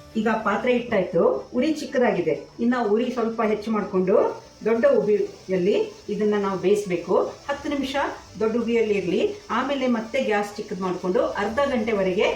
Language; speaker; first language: Kannada; non-native, local second language; Konkani